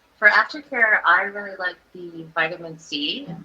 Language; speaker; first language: English; native; English